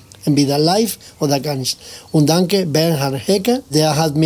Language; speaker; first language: German; non-native, fluent; Spanish